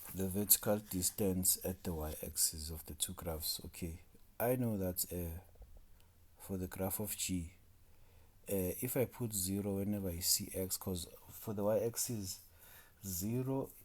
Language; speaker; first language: English; non-native, local second language; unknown